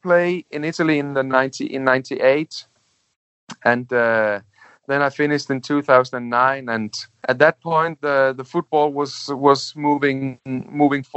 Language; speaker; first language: English; non-native, fluent; Danish